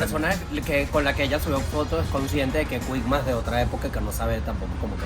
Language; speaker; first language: Spanish; native; Spanish